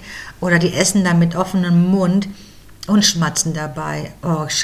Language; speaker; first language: German; native; German